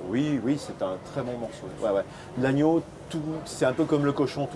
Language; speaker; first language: French; native; French